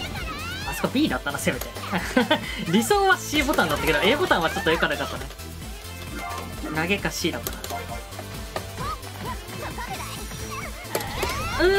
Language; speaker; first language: Japanese; native; Japanese